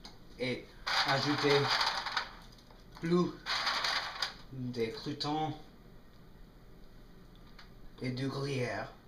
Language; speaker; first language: French; non-native, learner; English